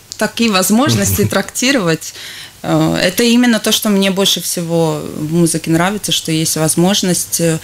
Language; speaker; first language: Russian; non-native, local second language; Latvian